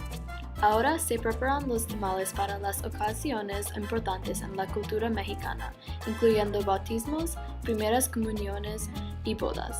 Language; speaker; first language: Spanish; non-native, learner; English